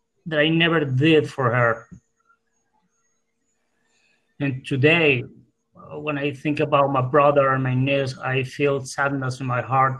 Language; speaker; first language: English; non-native, fluent; Spanish